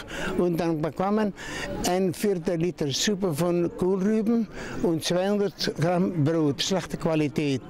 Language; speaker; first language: German; non-native, fluent; French